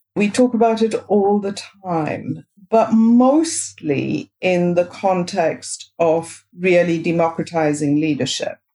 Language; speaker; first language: English; non-native, local second language; Bangla